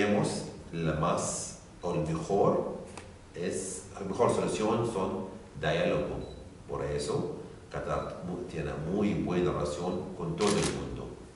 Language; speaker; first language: Spanish; non-native, learner; Arabic